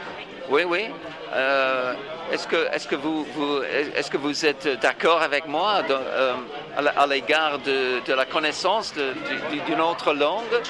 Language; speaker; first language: French; non-native, fluent; English